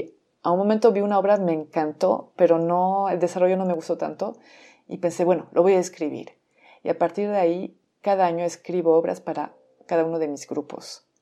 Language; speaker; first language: Spanish; non-native, fluent; French